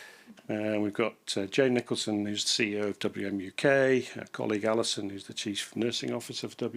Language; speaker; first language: English; native; English